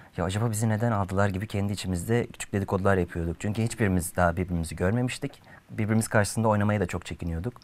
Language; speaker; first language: Turkish; native; Turkish